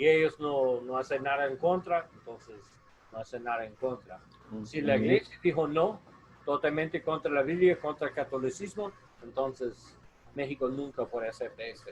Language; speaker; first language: Spanish; non-native, learner; English